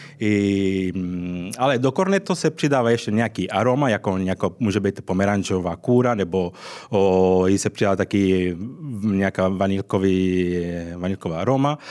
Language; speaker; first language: Czech; non-native, learner; Italian